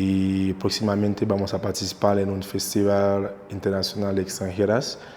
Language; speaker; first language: Spanish; non-native, local second language; Haitian Creole